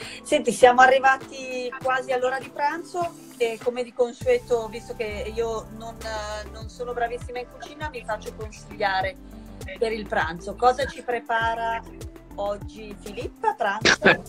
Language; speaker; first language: Italian; native; Italian